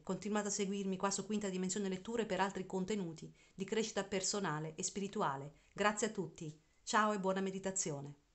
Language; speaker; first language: Italian; native; Italian